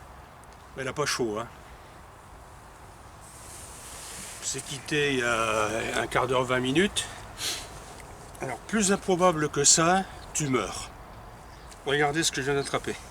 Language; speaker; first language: French; native; French